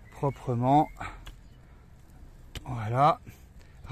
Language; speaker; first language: French; native; French